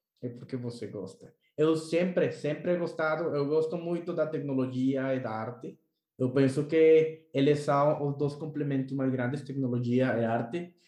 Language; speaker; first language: Portuguese; non-native, learner; Spanish